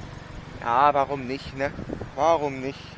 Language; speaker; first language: German; native; German